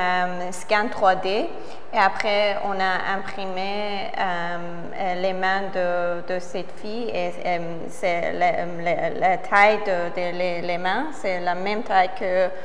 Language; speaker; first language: French; non-native, learner; Persian